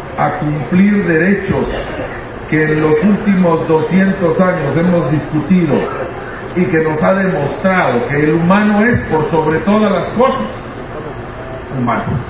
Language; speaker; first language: Spanish; non-native, local second language; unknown